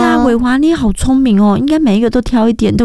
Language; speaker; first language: Chinese; native; Chinese